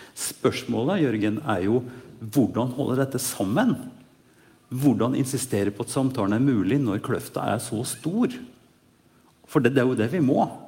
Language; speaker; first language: Norwegian; native; Norwegian